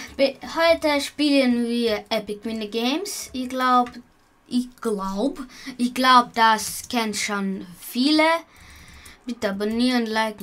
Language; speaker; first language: German; early bilingual, other home language; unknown